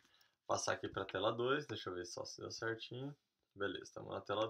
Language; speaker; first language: Portuguese; native; Portuguese